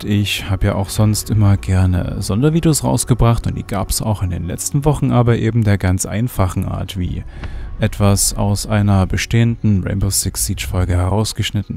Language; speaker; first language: German; native; German